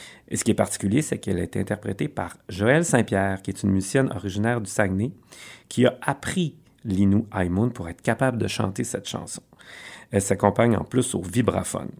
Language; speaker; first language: French; native; French